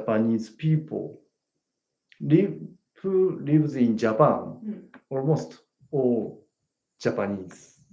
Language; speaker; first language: English; non-native, learner; Japanese